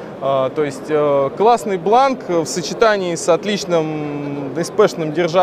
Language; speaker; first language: Russian; native; Russian